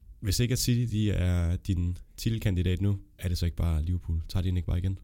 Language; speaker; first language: Danish; native; Danish